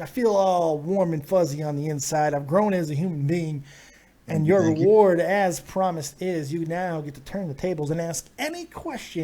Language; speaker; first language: English; native; English